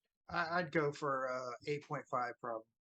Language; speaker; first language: English; native; English